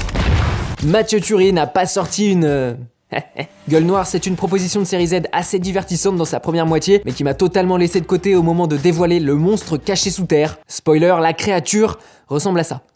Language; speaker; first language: French; native; French